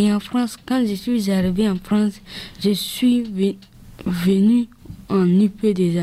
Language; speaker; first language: French; early bilingual, other home language; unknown